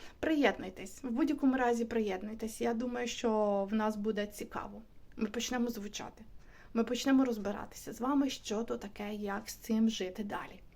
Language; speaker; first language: Ukrainian; non-native, local second language; Russian